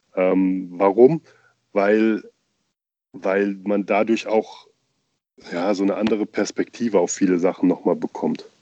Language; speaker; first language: German; native; German